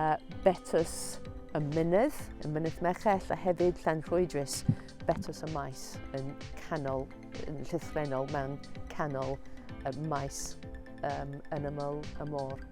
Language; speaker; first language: Welsh; non-native, fluent; English